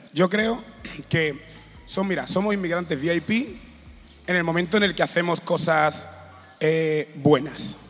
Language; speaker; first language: Spanish; early bilingual, other home language; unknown